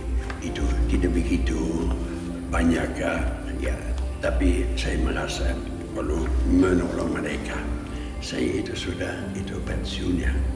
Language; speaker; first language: Indonesian; non-native, fluent; Dutch